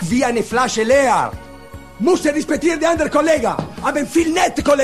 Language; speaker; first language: German; non-native, learner; Italian